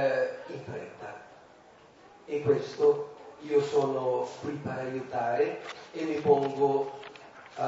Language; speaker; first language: Italian; non-native, learner; Portuguese